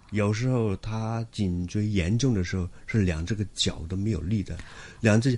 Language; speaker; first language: Chinese; non-native, local second language; Cantonese